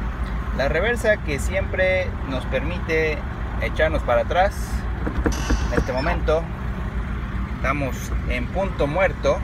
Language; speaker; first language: Spanish; native; Spanish